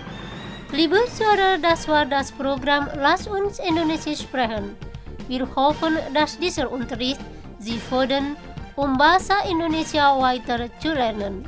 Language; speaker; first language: German; non-native, fluent; Indonesian